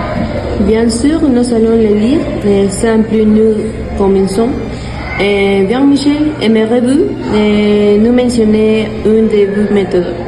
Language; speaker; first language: French; non-native, learner; Spanish